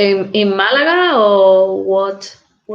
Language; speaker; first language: English; non-native, learner; Spanish